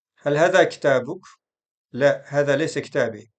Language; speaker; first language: Arabic; non-native, fluent; Turkish